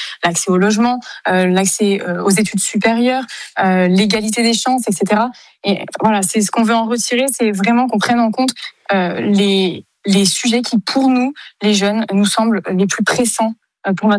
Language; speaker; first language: French; native; French